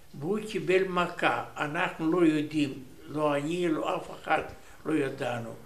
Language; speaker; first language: Hebrew; non-native, learner; Romanian